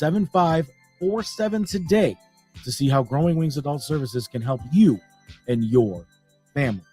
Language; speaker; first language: English; native; English